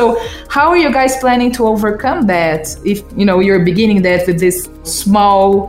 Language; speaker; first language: English; non-native, fluent; Portuguese